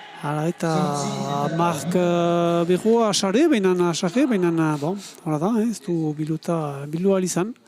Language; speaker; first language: Basque; native; Basque